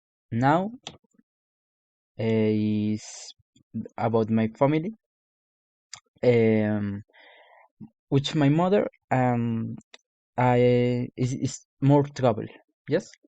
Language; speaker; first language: English; non-native, learner; Spanish